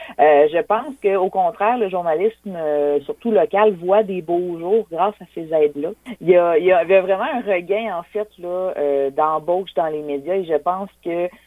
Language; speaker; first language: French; native; French